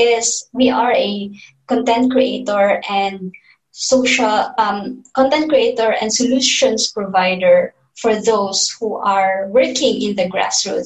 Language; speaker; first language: English; non-native, local second language; Cebuano